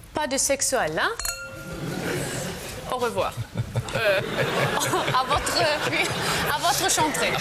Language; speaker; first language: French; non-native, learner; German